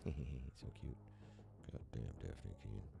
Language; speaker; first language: English; native; English